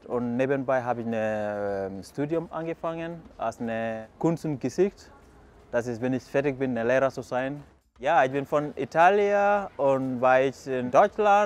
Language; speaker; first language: German; non-native, fluent; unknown